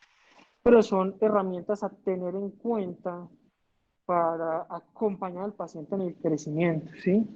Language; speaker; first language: Spanish; native; Spanish